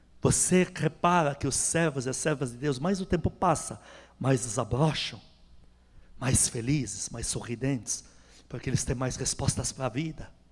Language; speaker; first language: Portuguese; non-native, fluent; Arabic